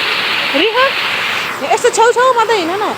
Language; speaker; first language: Nepali; native; Nepali